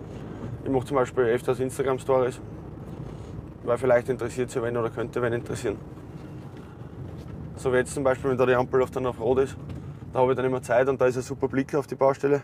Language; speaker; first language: German; native; German